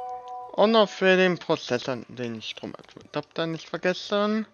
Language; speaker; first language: German; native; German